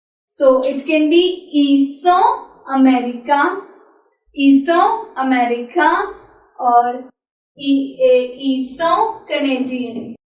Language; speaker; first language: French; non-native, fluent; Hindi